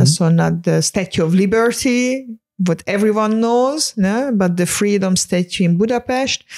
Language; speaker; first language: English; non-native, fluent; Hungarian